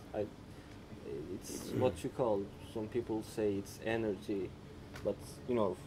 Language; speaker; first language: English; non-native, fluent; Turkish